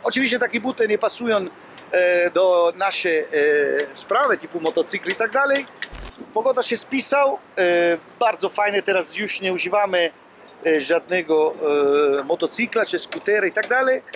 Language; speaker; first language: Polish; non-native, fluent; Italian